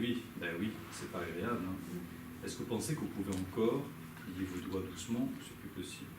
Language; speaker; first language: French; native; French